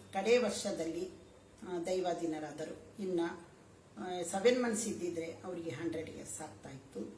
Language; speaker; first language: Kannada; native; Kannada